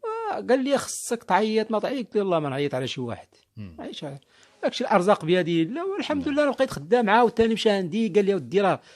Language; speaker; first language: Arabic; native; Arabic